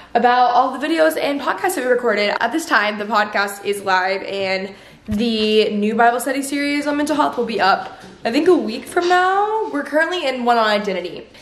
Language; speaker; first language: English; native; English